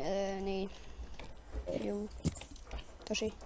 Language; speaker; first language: Finnish; native; Finnish